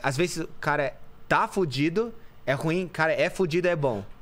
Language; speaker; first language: Portuguese; non-native, fluent; English